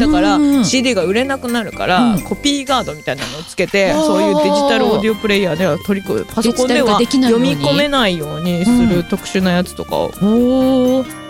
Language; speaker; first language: Japanese; native; Japanese